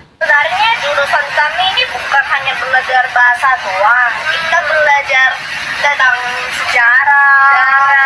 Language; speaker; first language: Indonesian; non-native, fluent; Korean